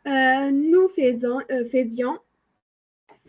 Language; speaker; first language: French; non-native, learner; Arabic